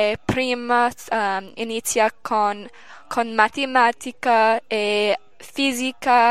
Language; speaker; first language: Italian; non-native, learner; English